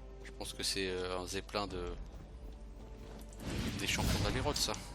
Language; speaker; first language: French; native; French